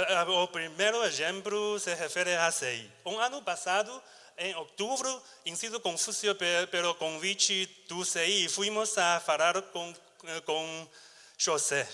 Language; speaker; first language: Portuguese; non-native, learner; Chinese